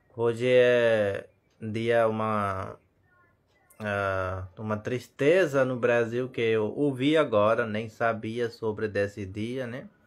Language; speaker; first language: Portuguese; non-native, learner; Hindi